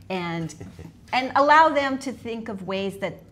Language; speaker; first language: English; native; English